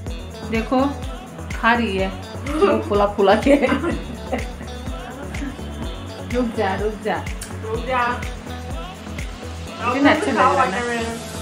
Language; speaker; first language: Hindi; non-native, local second language; Bangla